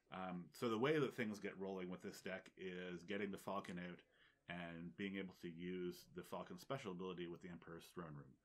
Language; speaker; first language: English; native; English